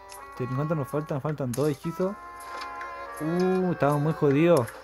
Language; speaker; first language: Spanish; native; Spanish